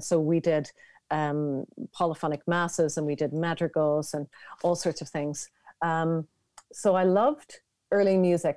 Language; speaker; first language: English; native; English